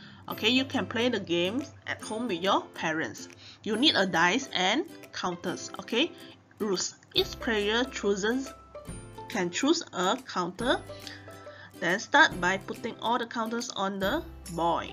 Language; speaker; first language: English; non-native, local second language; Chinese